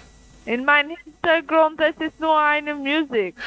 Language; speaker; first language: German; non-native, learner; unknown